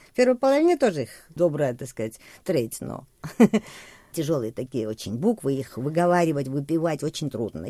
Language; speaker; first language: Russian; non-native, local second language; Georgian